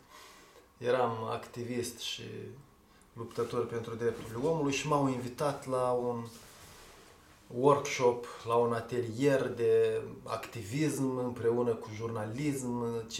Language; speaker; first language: Romanian; native; Romanian